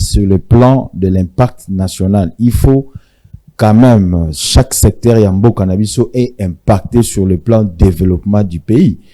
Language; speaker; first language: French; non-native, local second language; Lingala